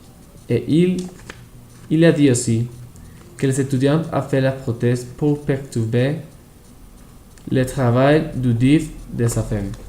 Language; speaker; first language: French; non-native, learner; Spanish